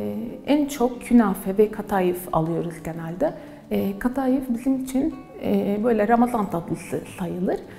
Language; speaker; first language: Turkish; non-native, fluent; Arabic